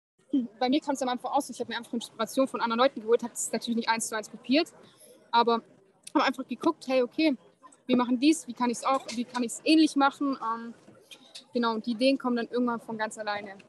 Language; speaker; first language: German; native; German